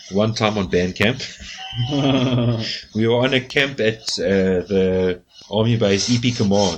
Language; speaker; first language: English; native; English